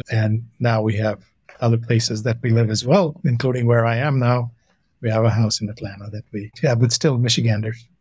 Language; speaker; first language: English; non-native, local second language; Hindi